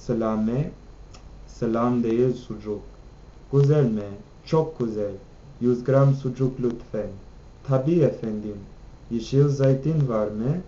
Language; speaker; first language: Turkish; non-native, learner; English